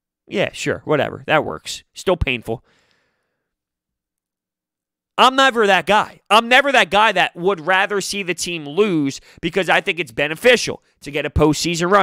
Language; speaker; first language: English; native; English